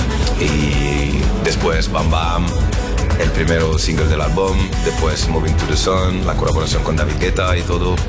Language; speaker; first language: Spanish; non-native, learner; French